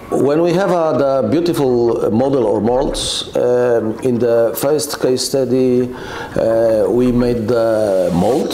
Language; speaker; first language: English; non-native, learner; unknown